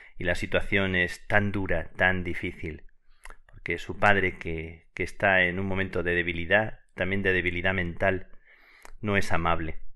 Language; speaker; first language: Spanish; native; Spanish